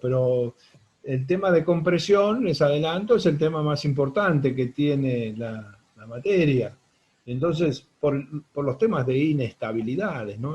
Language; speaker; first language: Spanish; native; Spanish